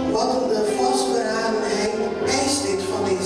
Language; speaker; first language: Dutch; non-native, local second language; Papiamento